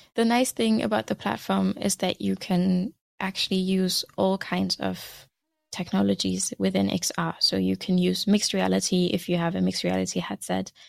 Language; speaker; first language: English; non-native, fluent; German